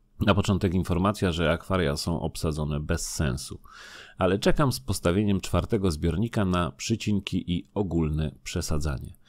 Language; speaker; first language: Polish; native; Polish